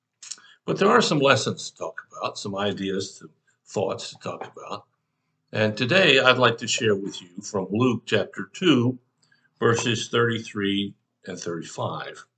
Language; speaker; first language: English; native; English